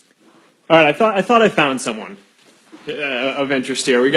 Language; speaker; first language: English; native; English